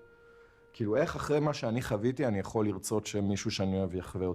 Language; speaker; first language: Hebrew; native; Hebrew